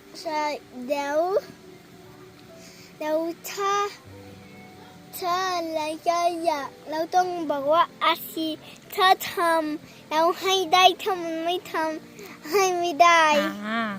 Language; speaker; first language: Thai; early bilingual, heritage; Thai